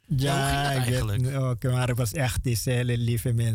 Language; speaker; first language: Dutch; non-native, learner; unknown